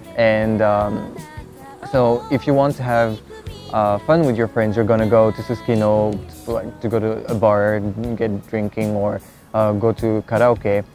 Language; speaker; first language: English; non-native, fluent; French